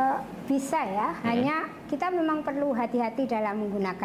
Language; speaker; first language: Indonesian; native; Indonesian